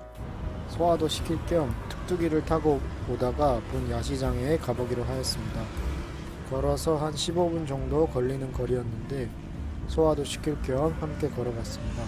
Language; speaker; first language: Korean; native; Korean